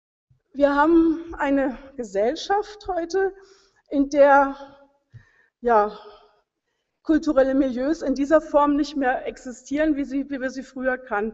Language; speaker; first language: German; native; German